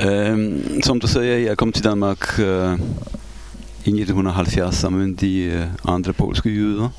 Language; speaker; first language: Danish; non-native, fluent; Polish